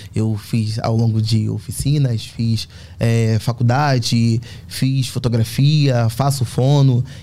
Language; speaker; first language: Portuguese; native; Portuguese